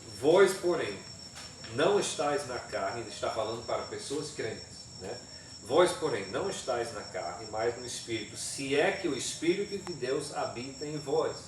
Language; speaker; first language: Portuguese; non-native, fluent; English